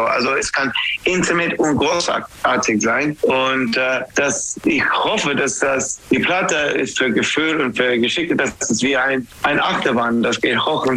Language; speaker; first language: German; non-native, learner; English